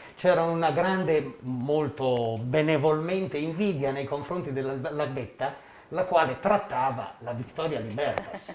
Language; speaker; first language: Italian; native; Italian